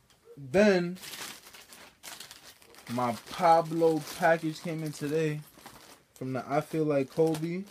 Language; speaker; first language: English; native; English